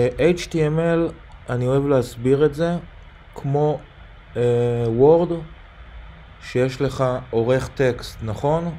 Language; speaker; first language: Hebrew; native; Hebrew